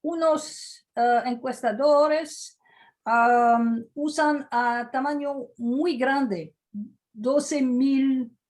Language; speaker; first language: Spanish; non-native, fluent; French